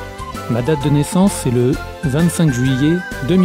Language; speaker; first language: French; non-native, learner; Azerbaijani